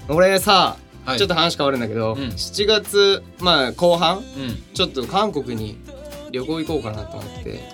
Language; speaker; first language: Japanese; native; Japanese